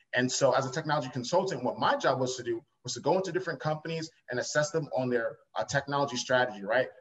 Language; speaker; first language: English; native; English